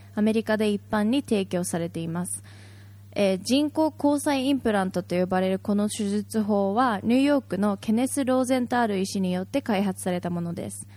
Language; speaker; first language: Japanese; native; Japanese